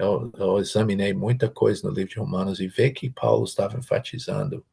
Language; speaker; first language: Portuguese; non-native, fluent; English